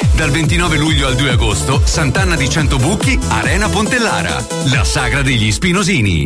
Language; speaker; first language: Italian; native; Italian